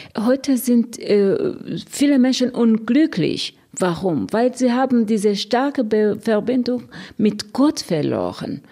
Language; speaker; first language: German; non-native, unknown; Rundi